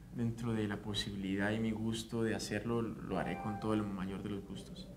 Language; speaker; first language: Spanish; native; Spanish